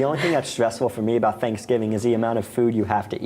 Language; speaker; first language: English; native; English